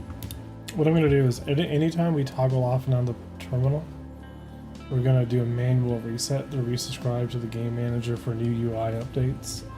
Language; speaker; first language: English; native; English